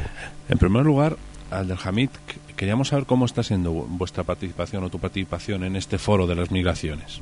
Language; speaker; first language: Spanish; native; Spanish